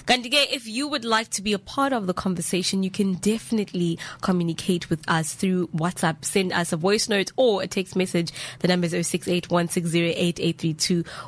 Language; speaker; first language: English; non-native, local second language; Zulu